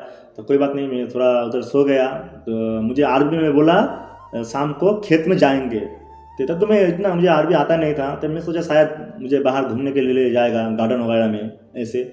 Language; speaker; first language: Hindi; non-native, local second language; Bangla